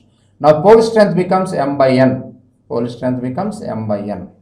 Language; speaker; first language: English; non-native, local second language; Telugu